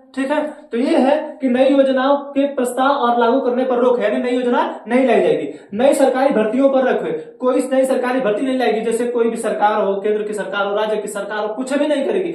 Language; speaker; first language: Hindi; native; Hindi